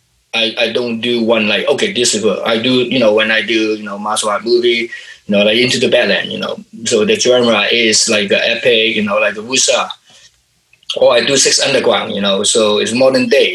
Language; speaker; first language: English; non-native, local second language; Cantonese